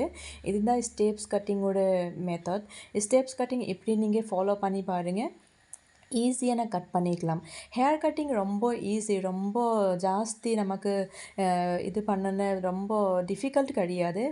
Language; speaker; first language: Tamil; non-native, fluent; Assamese